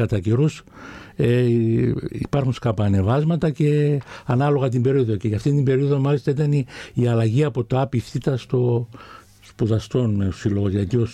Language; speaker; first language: Greek; non-native, local second language; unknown